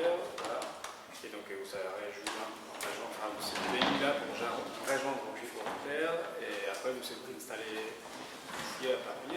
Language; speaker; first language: French; non-native, fluent; Spanish